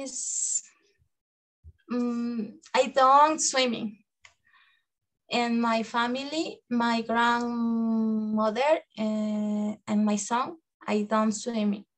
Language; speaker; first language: English; non-native, learner; Spanish